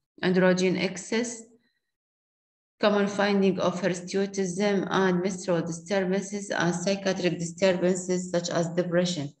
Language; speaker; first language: English; non-native, fluent; Arabic